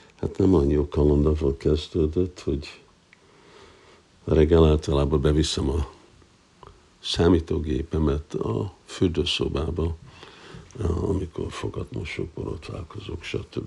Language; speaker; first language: Hungarian; non-native, fluent; English